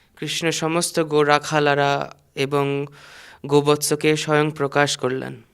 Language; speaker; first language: Bangla; native; Bangla